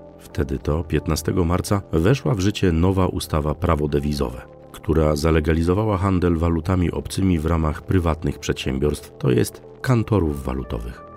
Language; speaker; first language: Polish; native; Polish